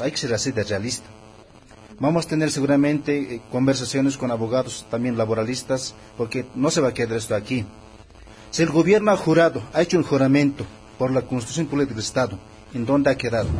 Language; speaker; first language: Spanish; native; Spanish